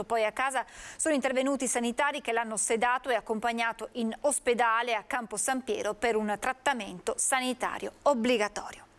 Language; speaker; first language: Italian; native; Italian